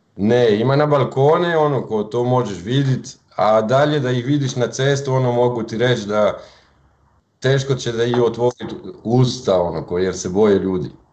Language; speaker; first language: Croatian; non-native, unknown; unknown